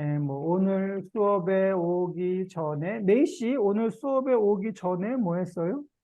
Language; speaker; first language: Korean; native; Korean